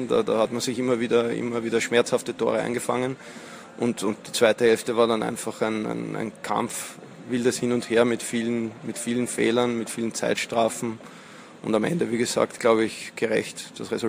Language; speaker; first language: German; native; German